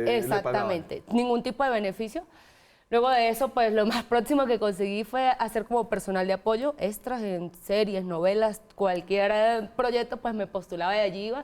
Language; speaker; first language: Spanish; native; Spanish